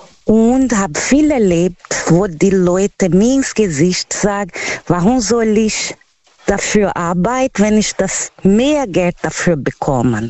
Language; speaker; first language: German; non-native, fluent; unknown